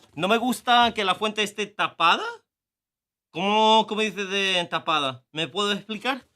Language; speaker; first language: Spanish; non-native, learner; English